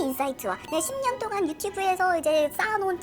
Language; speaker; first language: Korean; native; Korean